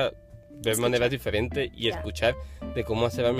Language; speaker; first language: Spanish; native; Spanish